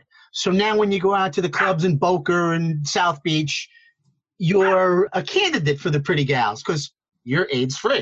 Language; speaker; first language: English; native; English